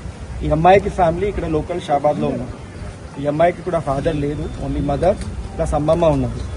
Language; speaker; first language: Telugu; non-native, learner; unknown